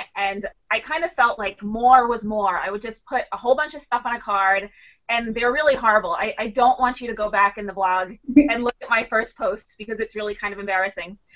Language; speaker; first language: English; native; English